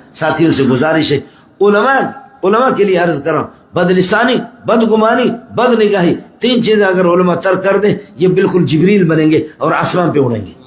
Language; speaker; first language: Urdu; non-native, local second language; Baluchi